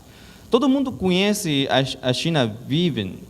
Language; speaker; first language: Portuguese; non-native, learner; Chinese